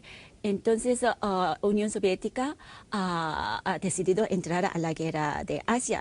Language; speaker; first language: Spanish; non-native, fluent; Korean